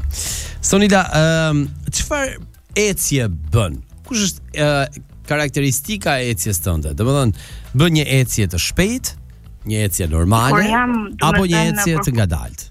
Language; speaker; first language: Albanian; native; Albanian